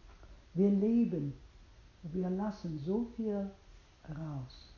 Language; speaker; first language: German; non-native, fluent; English